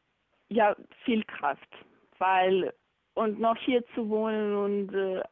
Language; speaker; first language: German; non-native, fluent; Bosnian